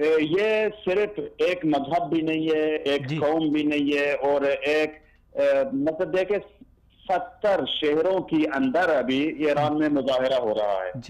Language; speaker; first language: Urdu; non-native, learner; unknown